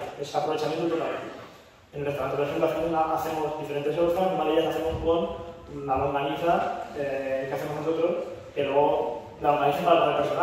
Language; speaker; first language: Spanish; native; Spanish